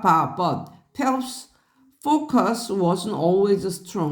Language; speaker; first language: English; non-native, fluent; Korean